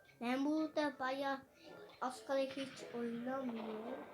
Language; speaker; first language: Turkish; early bilingual, heritage; Dutch